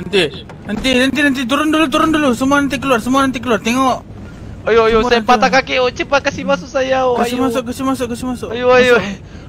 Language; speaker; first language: Malay; native; Malay